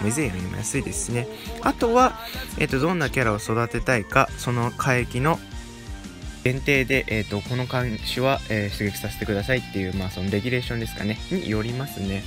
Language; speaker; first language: Japanese; native; Japanese